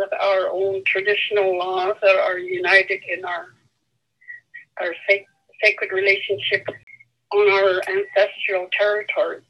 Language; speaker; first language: English; non-native, fluent; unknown